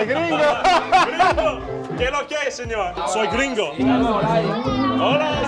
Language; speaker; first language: Spanish; non-native, learner; English